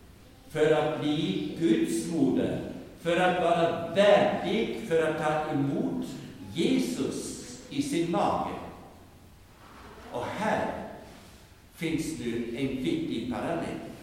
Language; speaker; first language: Swedish; non-native, fluent; German